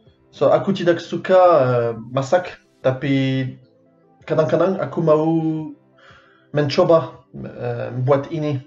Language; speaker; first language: Indonesian; non-native, learner; French